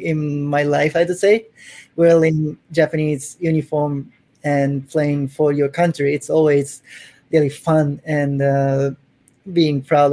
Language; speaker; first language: English; non-native, fluent; Japanese